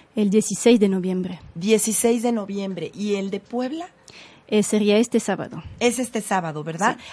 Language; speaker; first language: Spanish; non-native, fluent; French